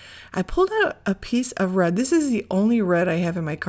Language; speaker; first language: English; native; English